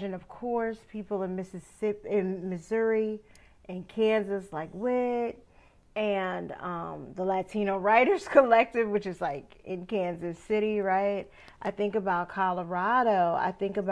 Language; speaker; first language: English; native; English